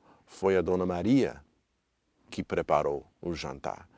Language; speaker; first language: Portuguese; non-native, fluent; English